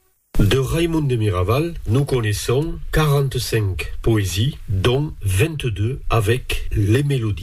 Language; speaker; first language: French; native; French